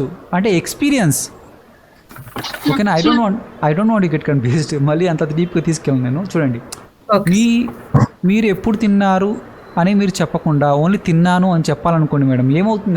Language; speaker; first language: Telugu; native; Telugu